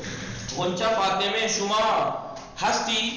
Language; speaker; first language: Persian; non-native, fluent; Urdu